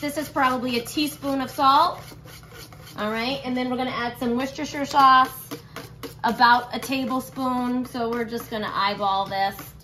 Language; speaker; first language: English; early bilingual, other home language; Portuguese